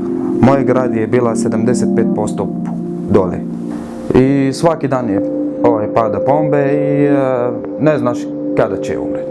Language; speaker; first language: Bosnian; non-native, learner; Arabic